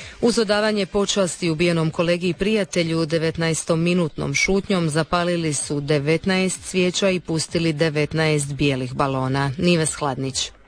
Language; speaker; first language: Serbian; native; Serbian